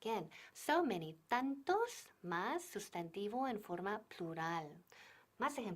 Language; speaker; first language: Spanish; non-native, fluent; English